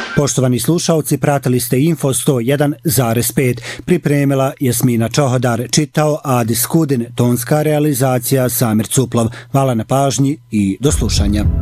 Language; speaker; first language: Bosnian; native; Bosnian